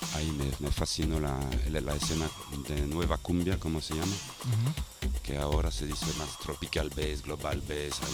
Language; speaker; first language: Spanish; non-native, fluent; French